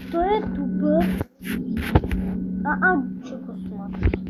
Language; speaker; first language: Bulgarian; non-native, local second language; Turkish